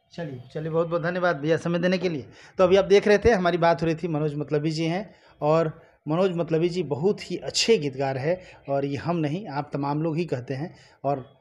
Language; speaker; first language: Hindi; native; Hindi